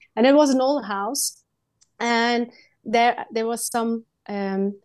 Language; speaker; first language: English; non-native, learner; Dutch